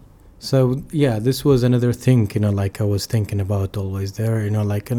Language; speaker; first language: English; non-native, fluent; Arabic